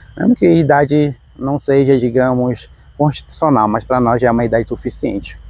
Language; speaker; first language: Portuguese; non-native, local second language; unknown